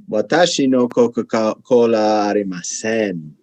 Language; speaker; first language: Japanese; non-native, learner; English